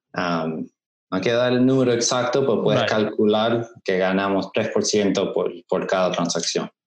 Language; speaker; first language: Spanish; early bilingual, heritage; Spanish